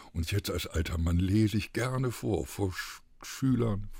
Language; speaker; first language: German; native; German